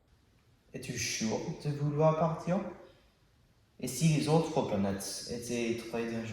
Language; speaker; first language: French; non-native, learner; English